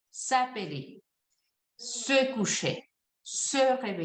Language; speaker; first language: French; non-native, fluent; Spanish